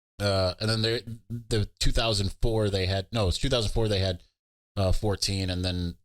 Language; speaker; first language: English; native; English